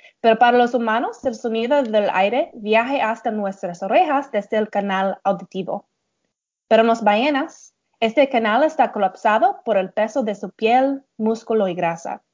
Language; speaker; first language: Spanish; non-native, learner; English